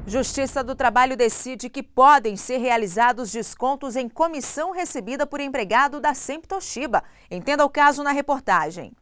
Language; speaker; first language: Portuguese; native; Portuguese